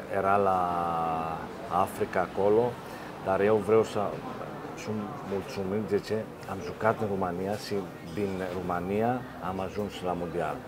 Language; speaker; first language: Romanian; non-native, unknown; Greek